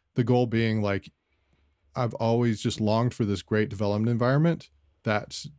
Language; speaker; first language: English; native; English